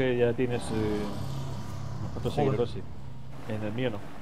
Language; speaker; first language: Spanish; native; Spanish